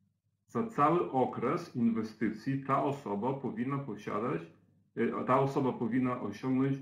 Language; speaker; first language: Polish; native; Polish